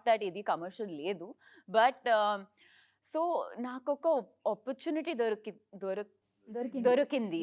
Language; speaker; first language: Telugu; non-native, learner; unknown